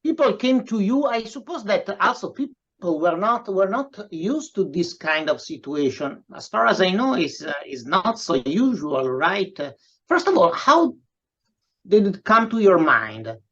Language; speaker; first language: English; non-native, fluent; Italian